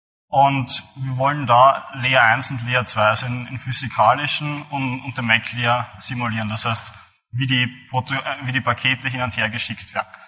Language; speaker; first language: German; native; German